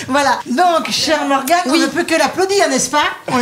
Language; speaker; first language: French; native; French